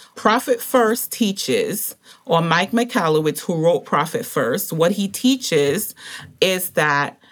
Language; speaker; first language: English; native; English